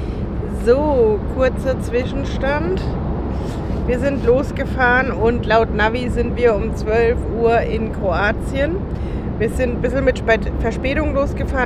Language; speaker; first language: German; native; German